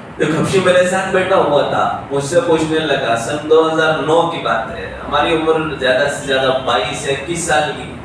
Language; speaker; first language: Urdu; native; Urdu